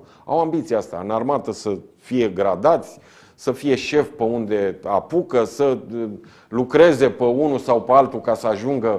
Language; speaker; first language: Romanian; native; Romanian